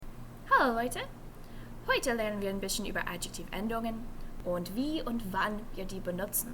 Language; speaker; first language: German; non-native, fluent; English